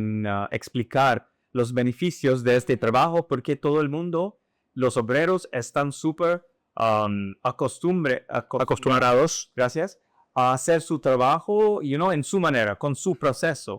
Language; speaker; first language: Spanish; non-native, fluent; English